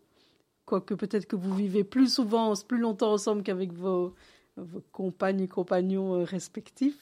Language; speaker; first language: French; native; French